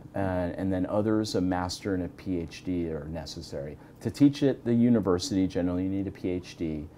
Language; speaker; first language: English; native; English